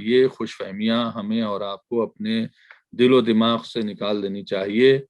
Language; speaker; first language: Urdu; native; Urdu